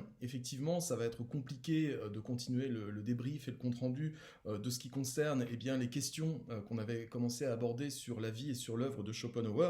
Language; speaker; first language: French; native; French